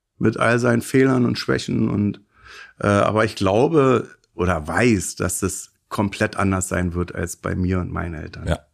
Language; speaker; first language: German; native; German